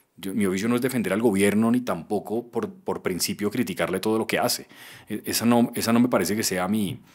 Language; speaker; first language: Spanish; native; Spanish